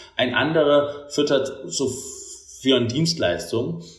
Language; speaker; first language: German; non-native, fluent; Danish